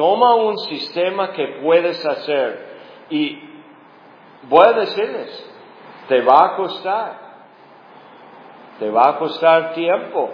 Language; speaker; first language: Spanish; non-native, fluent; English